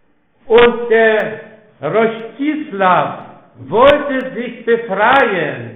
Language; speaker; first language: German; non-native, fluent; Polish